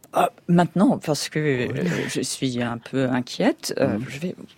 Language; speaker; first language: French; non-native, fluent; English